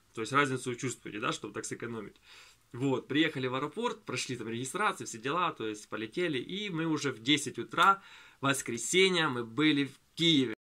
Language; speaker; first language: Russian; native; Russian